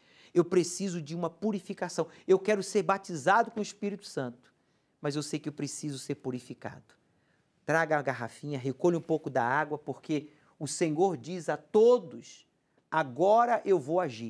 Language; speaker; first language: Portuguese; native; Portuguese